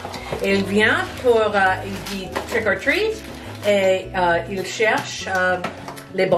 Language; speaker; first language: French; non-native, learner; English